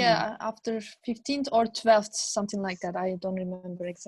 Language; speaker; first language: English; non-native, fluent; Turkish